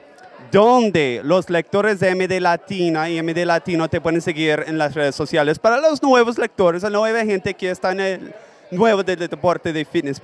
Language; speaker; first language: Spanish; non-native, fluent; English